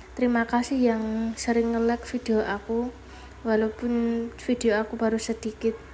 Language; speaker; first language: Indonesian; non-native, local second language; Javanese